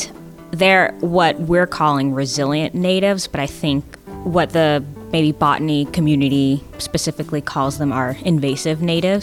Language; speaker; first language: English; native; English